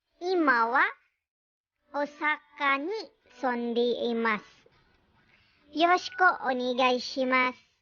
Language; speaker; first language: Japanese; non-native, learner; Filipino